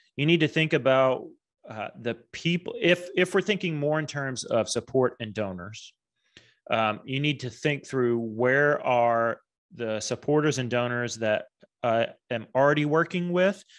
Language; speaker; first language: English; native; English